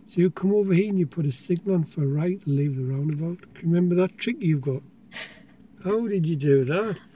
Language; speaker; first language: English; native; English